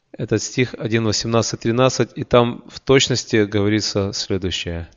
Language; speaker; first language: Russian; native; Russian